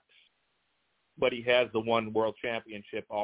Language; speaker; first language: English; native; English